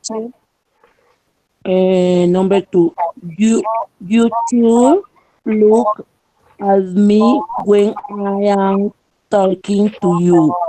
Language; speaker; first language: English; non-native, learner; Spanish